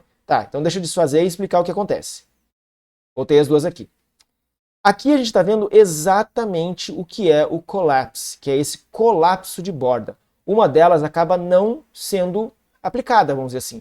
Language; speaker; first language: Portuguese; native; Portuguese